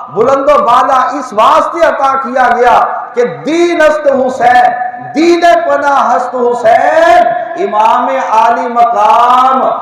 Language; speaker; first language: Urdu; non-native, local second language; Punjabi